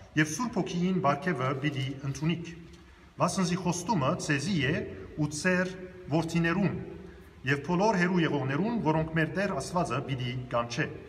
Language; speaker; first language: Armenian; early bilingual, heritage; Armenian